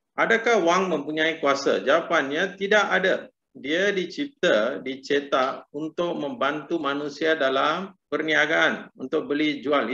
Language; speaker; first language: Malay; non-native, local second language; Tamil